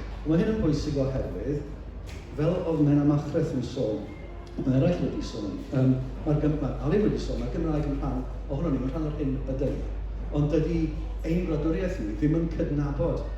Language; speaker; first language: Welsh; native; Welsh